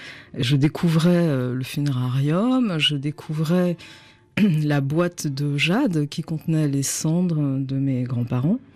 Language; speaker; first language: French; native; French